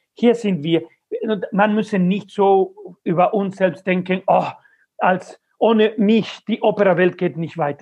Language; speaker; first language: German; non-native, fluent; Spanish